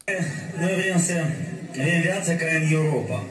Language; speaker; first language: Romanian; non-native, local second language; Russian